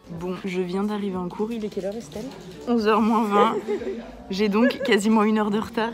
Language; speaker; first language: French; native; French